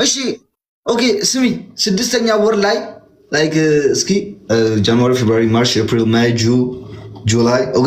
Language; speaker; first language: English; non-native, learner; Amharic